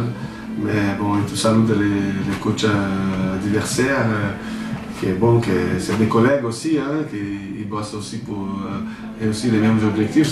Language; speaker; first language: French; non-native, fluent; Portuguese